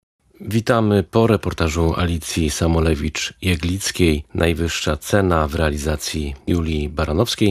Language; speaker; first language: Polish; native; Polish